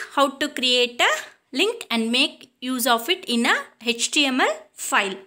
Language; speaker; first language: English; non-native, local second language; Tamil